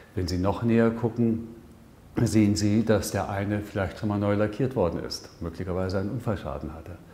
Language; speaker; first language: German; native; German